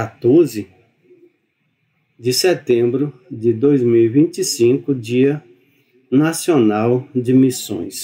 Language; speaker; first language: Portuguese; native; Portuguese